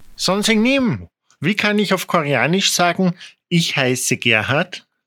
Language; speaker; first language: German; native; German